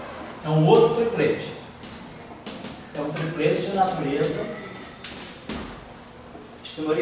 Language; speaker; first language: Portuguese; native; Portuguese